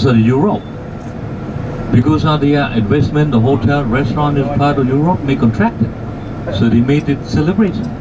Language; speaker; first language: English; non-native, learner; Khmer